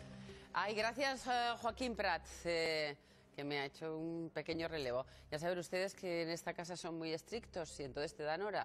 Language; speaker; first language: Spanish; native; Spanish